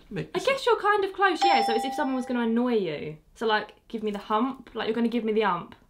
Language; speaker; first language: English; native; English